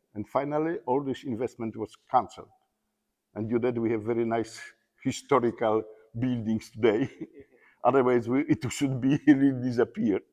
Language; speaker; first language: English; non-native, learner; Polish